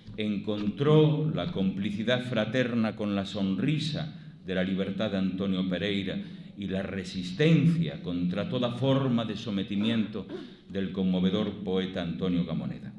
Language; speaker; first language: Spanish; native; Spanish